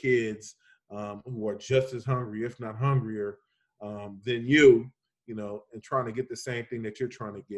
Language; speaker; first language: English; native; English